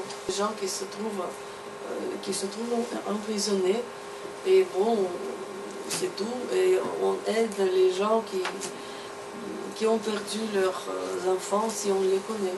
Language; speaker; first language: French; non-native, fluent; Russian